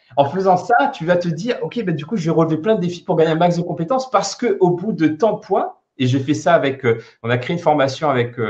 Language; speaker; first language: French; native; French